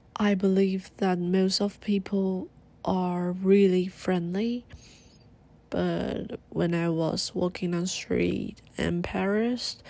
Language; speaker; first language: English; non-native, learner; Chinese